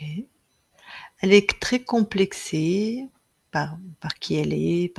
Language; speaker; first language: French; native; French